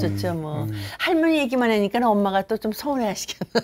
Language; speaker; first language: Korean; native; Korean